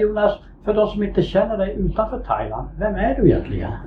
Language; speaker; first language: Swedish; native; Swedish